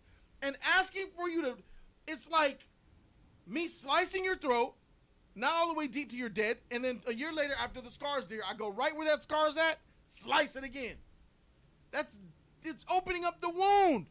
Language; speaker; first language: English; native; English